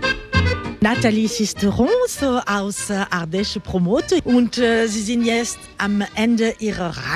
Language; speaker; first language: German; non-native, fluent; French